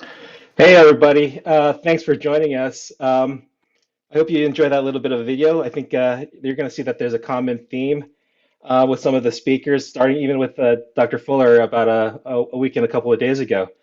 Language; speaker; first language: English; native; English